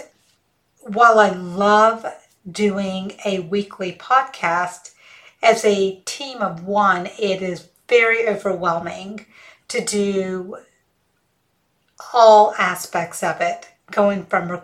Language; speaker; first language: English; early bilingual, other home language; Hindi